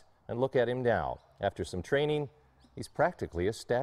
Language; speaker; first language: English; native; English